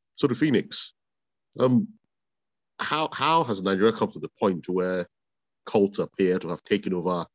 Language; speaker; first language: English; non-native, local second language; Bini